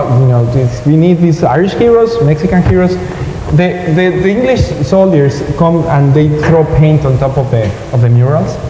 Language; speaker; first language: English; non-native, fluent; Spanish